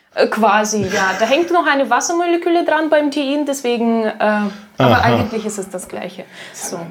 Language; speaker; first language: German; non-native, fluent; Russian